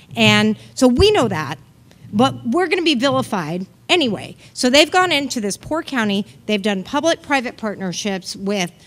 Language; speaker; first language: English; native; English